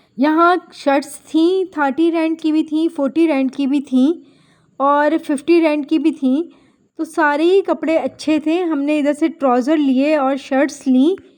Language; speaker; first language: Urdu; native; Urdu